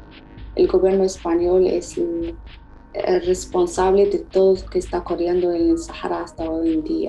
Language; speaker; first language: Spanish; non-native, fluent; Arabic